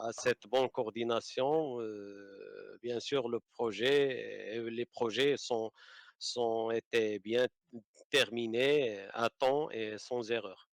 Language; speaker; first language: French; non-native, learner; Arabic